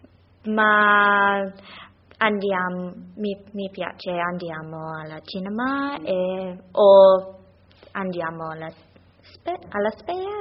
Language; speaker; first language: Italian; non-native, learner; English